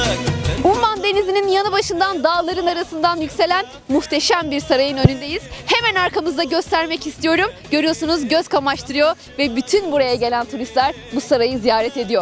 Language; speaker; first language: Turkish; native; Turkish